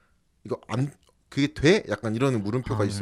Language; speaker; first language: Korean; native; Korean